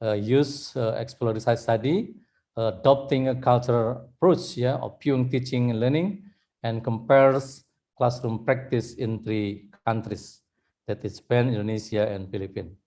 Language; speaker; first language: English; non-native, fluent; Indonesian